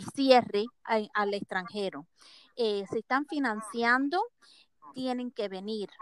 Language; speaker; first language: Spanish; early bilingual, heritage; Spanish